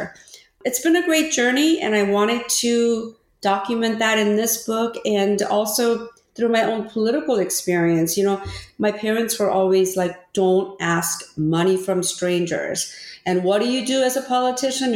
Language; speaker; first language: English; early bilingual, other home language; Korean